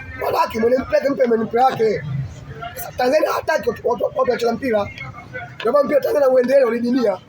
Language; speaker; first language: Swahili; native; Swahili